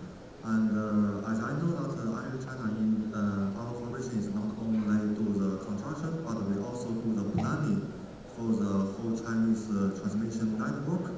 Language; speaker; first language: English; non-native, learner; Thai